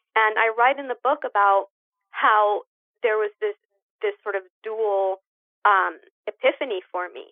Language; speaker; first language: English; early bilingual, other home language; Spanish